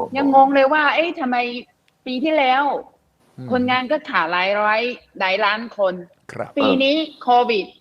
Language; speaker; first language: Thai; non-native, fluent; Malay